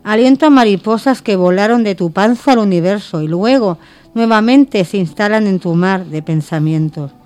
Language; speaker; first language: Spanish; non-native, local second language; Catalan